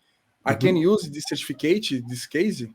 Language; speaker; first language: English; non-native, learner; Portuguese